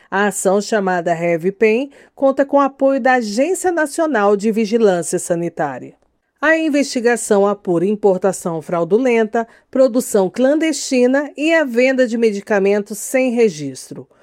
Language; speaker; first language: Portuguese; native; Portuguese